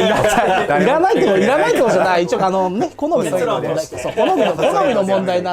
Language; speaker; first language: Japanese; native; Japanese